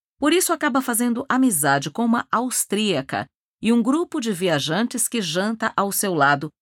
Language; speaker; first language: Portuguese; native; Portuguese